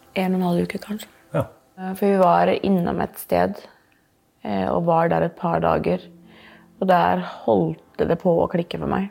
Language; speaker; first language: Norwegian; native; Norwegian